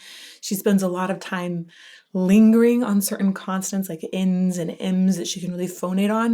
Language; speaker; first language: English; native; English